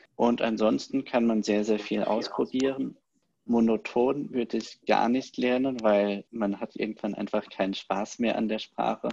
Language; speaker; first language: German; native; German